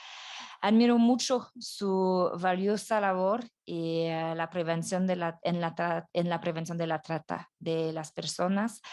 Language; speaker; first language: Spanish; non-native, fluent; French